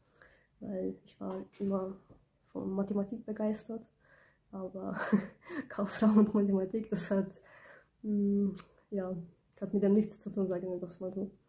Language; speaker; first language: German; early bilingual, other home language; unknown